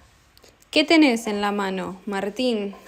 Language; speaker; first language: Spanish; native; Spanish